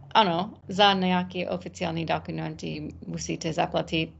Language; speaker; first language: Czech; non-native, learner; English